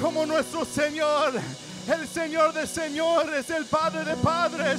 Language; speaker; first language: Spanish; early bilingual, heritage; Spanish